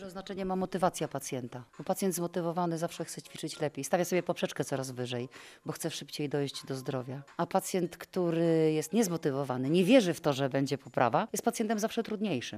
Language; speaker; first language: Polish; native; Polish